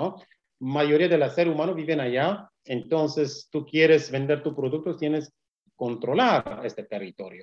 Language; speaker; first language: Spanish; non-native, learner; Kurdish